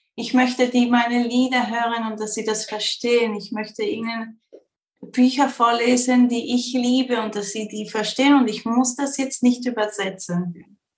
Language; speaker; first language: German; early bilingual, heritage; Spanish